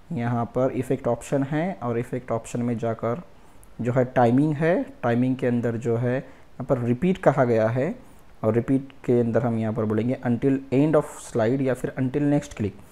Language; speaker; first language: Hindi; non-native, local second language; Marathi